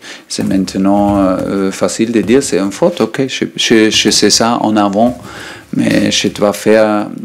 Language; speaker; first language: French; non-native, learner; German